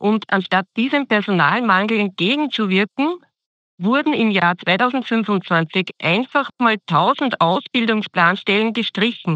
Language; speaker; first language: German; native; German